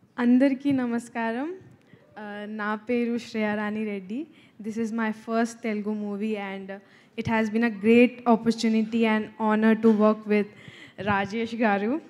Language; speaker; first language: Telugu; non-native, learner; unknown